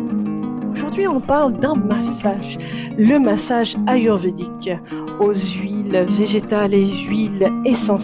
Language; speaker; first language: French; native; French